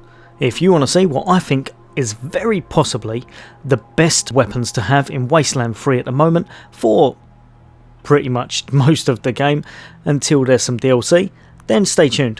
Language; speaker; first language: English; native; English